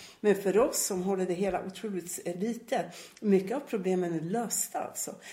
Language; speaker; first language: Swedish; native; Swedish